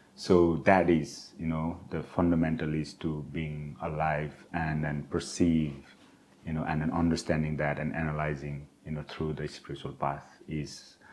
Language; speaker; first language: English; non-native, local second language; Nepali